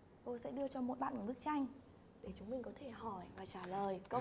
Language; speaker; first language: Vietnamese; native; Vietnamese